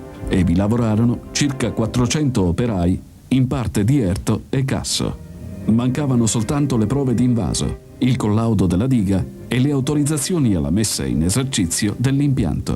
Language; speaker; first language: Italian; native; Italian